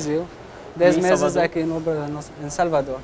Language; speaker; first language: Portuguese; non-native, local second language; Arabic